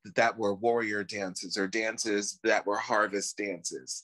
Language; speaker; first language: English; native; English